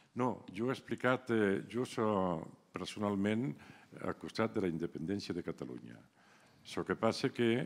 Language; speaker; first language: Catalan; non-native, local second language; Occitan